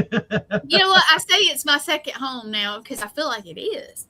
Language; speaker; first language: English; native; English